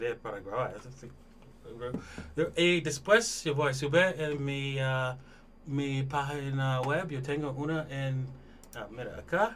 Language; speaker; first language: Spanish; non-native, learner; English